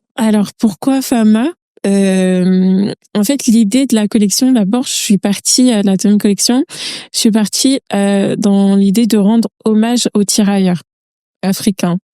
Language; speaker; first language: French; early bilingual, other home language; Bambara